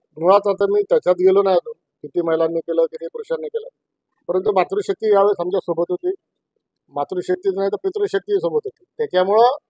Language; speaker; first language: Marathi; native; Marathi